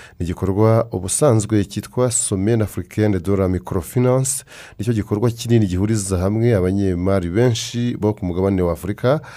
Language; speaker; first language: Kinyarwanda; native; Kinyarwanda